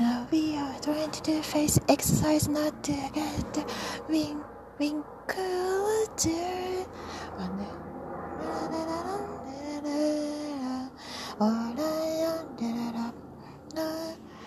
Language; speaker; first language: English; non-native, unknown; Japanese